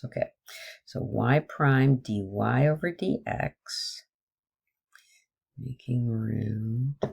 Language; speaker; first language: English; native; English